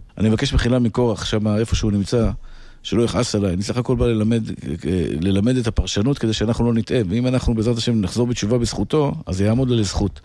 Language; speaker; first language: Hebrew; native; Hebrew